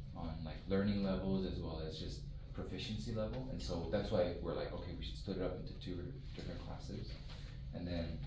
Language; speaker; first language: English; early bilingual, other home language; Korean